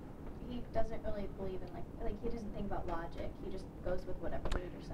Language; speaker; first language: English; native; English